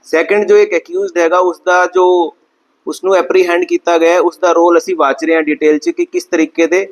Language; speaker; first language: Hindi; non-native, local second language; Punjabi